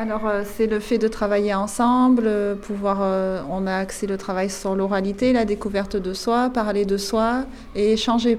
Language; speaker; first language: French; native; French